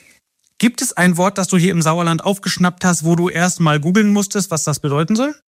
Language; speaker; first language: German; native; German